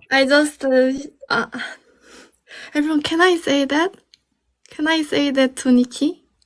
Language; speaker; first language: English; non-native, learner; Korean